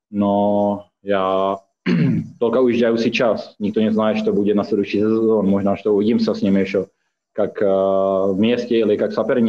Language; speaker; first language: Russian; non-native, fluent; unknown